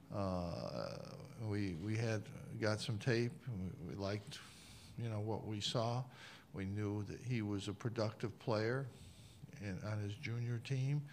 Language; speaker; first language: English; native; English